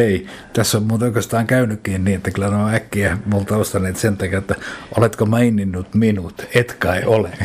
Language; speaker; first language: Finnish; native; Finnish